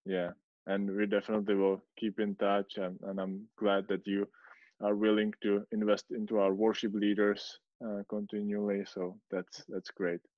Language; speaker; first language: English; non-native, fluent; Czech